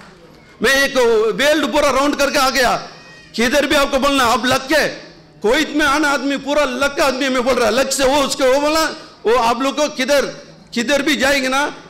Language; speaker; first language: Hindi; non-native, local second language; Urdu